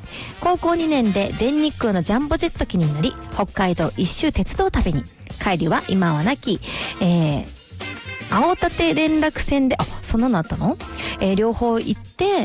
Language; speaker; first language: Japanese; native; Japanese